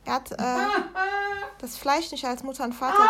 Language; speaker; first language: German; native; German